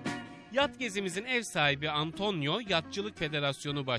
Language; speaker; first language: Turkish; native; Turkish